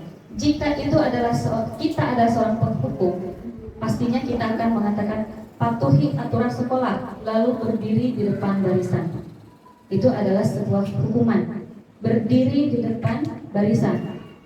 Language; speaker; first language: Indonesian; native; Indonesian